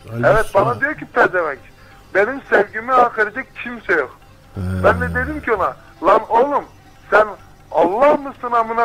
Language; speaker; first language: Turkish; native; Turkish